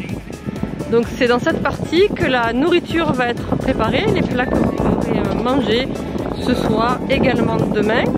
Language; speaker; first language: French; native; French